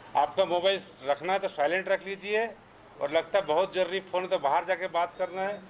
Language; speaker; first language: Hindi; native; Hindi